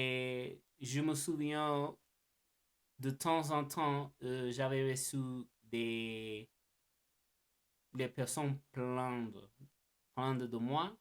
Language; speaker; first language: French; non-native, learner; English